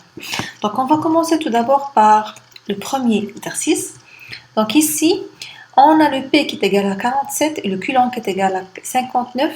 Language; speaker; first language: French; non-native, local second language; Arabic